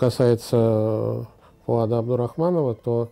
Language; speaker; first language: Russian; native; Russian